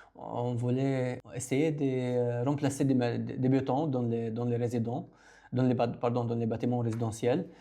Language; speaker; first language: French; non-native, local second language; Arabic